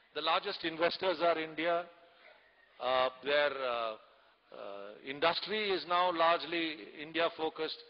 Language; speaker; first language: English; non-native, local second language; Tamil